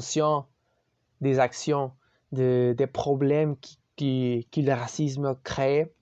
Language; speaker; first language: French; non-native, learner; Spanish